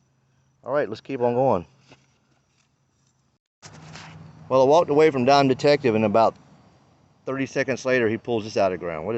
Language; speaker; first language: English; native; English